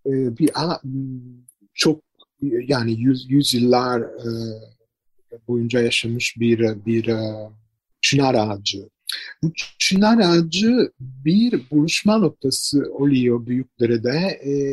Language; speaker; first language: Turkish; non-native, fluent; Italian